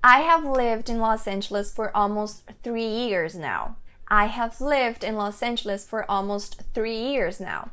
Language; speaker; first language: English; non-native, fluent; Portuguese